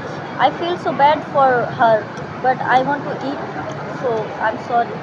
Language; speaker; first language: English; non-native, learner; Hindi